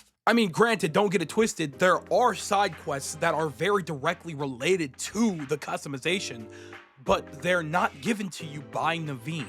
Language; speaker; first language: English; native; English